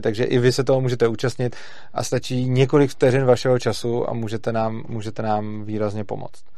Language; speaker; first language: Czech; native; Czech